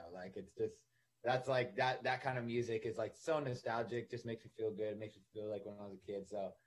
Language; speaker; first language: English; native; English